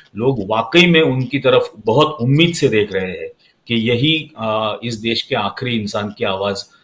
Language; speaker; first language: Hindi; non-native, local second language; Marathi